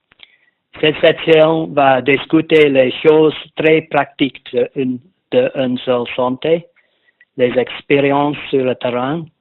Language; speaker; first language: French; non-native, fluent; English